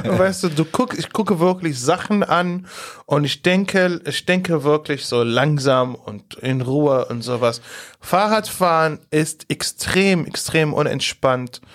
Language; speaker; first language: German; non-native, fluent; Arabic